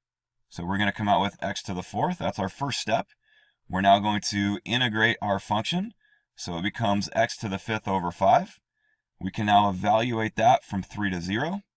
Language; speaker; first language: English; native; English